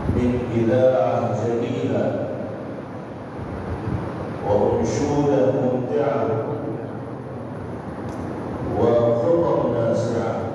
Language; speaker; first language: Arabic; non-native, fluent; Urdu